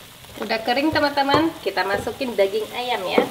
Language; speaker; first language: Indonesian; native; Indonesian